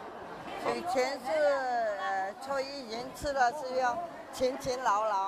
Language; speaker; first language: Chinese; non-native, local second language; Min Nan Chinese